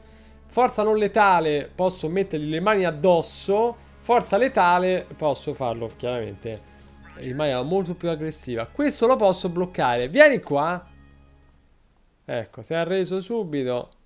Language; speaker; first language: Italian; native; Italian